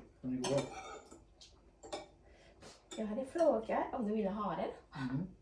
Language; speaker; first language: Swedish; non-native, learner; Thai